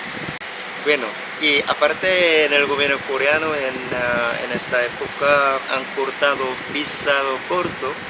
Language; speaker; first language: Spanish; non-native, fluent; Korean